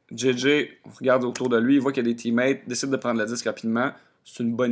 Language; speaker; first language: French; native; French